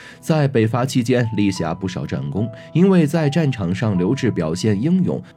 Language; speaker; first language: Chinese; native; Chinese